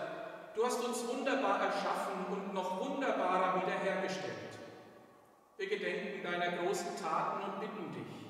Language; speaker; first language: German; native; German